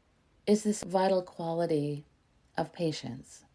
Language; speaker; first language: English; native; English